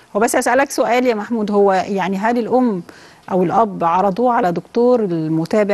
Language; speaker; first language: Arabic; native; Arabic